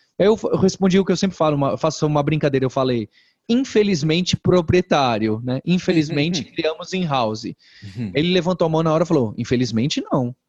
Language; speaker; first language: Portuguese; native; Portuguese